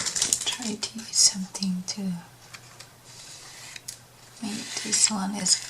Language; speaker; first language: English; non-native, learner; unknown